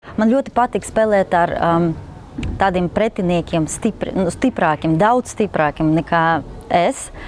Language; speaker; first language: Latvian; non-native, local second language; Russian